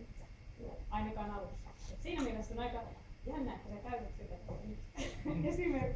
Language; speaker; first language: Finnish; native; Finnish